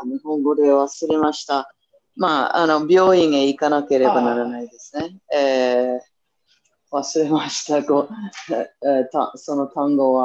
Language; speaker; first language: Japanese; non-native, fluent; English